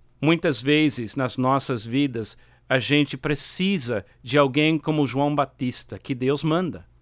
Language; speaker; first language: Portuguese; non-native, fluent; English